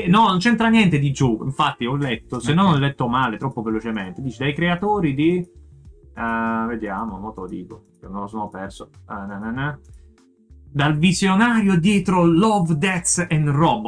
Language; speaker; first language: Italian; native; Italian